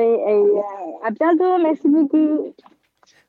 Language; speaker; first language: French; non-native, fluent; Chinese